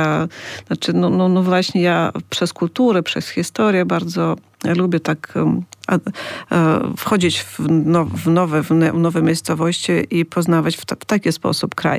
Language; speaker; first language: Polish; non-native, fluent; Ukrainian